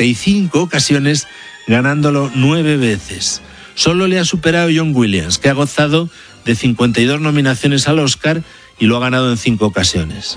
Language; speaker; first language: Spanish; native; Spanish